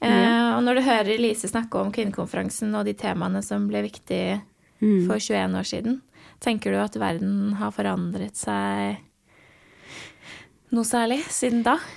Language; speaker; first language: Norwegian; native; Norwegian